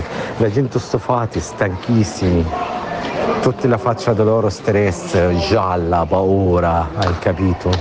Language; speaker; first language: Italian; non-native, learner; Arabic